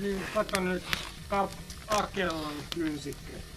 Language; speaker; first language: Finnish; native; Finnish